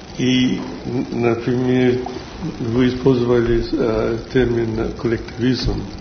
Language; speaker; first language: Russian; non-native, learner; English